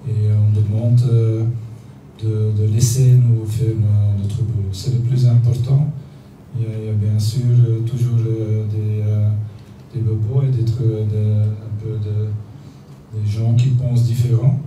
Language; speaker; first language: French; non-native, learner; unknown